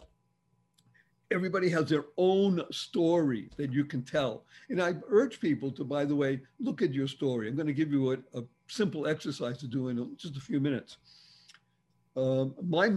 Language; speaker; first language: English; native; English